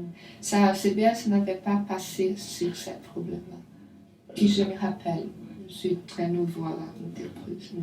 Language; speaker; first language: French; non-native, learner; Portuguese